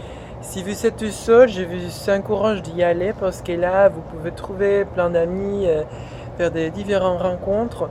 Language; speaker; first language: French; non-native, fluent; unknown